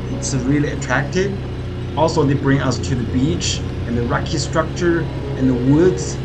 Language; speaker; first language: English; non-native, fluent; Chinese